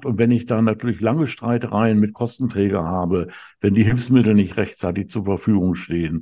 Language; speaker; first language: German; native; German